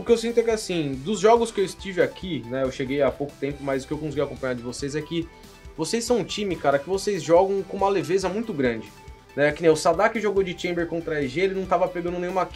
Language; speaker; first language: Portuguese; native; Portuguese